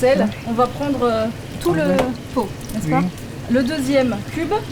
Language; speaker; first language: French; native; French